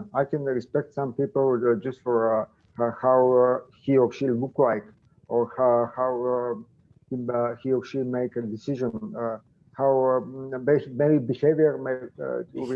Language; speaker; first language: English; non-native, learner; Bulgarian